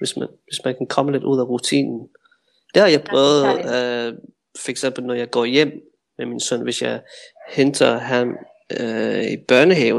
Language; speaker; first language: Danish; non-native, fluent; English